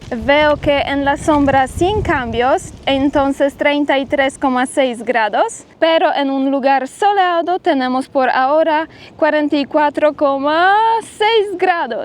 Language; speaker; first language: Spanish; non-native, fluent; Polish